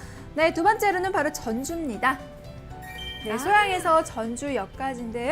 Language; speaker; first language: Korean; native; Korean